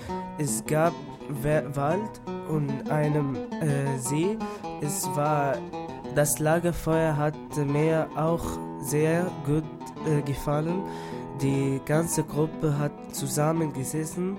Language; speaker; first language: German; non-native, learner; French